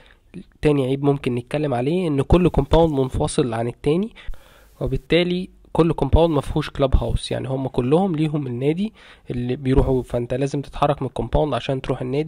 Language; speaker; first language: Arabic; native; Arabic